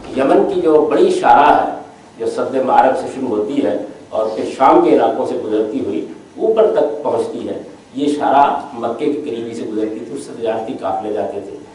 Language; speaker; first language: Urdu; non-native, local second language; Punjabi